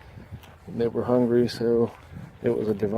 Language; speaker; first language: English; native; English